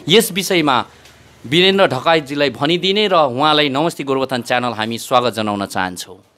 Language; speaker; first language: Nepali; native; Nepali